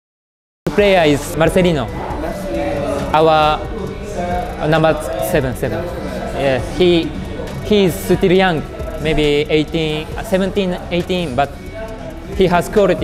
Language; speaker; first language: English; non-native, learner; Japanese